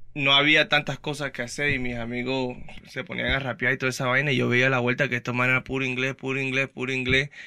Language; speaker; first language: Spanish; early bilingual, heritage; Spanish